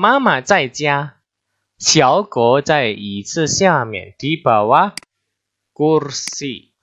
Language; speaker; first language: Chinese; non-native, fluent; Indonesian